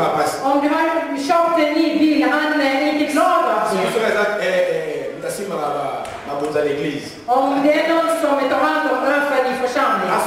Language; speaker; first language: Swedish; non-native, fluent; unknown